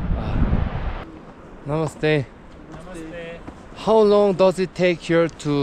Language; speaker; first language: English; non-native, learner; Korean